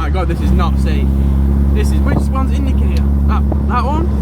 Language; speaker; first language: English; native; English